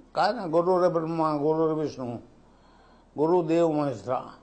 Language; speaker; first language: Hindi; native; Hindi